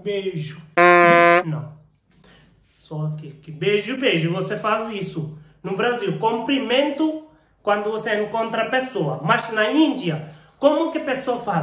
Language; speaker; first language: Portuguese; non-native, learner; Hindi